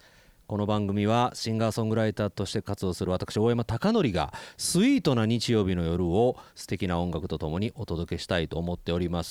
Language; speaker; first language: Japanese; native; Japanese